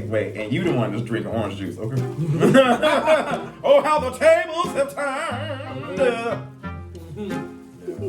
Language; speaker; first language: English; native; English